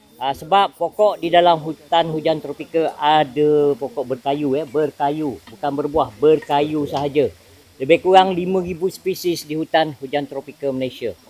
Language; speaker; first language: Malay; native; Malay